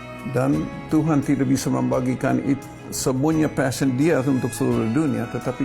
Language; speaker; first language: Indonesian; non-native, fluent; English